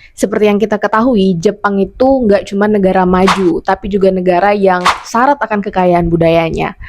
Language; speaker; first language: Indonesian; native; Indonesian